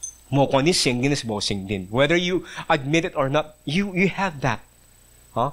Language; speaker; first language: English; non-native, local second language; Min Nan Chinese